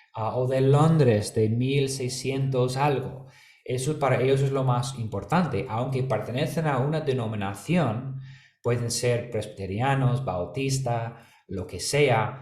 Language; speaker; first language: Spanish; non-native, fluent; English